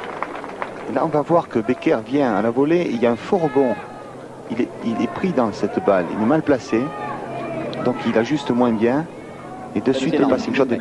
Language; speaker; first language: French; native; French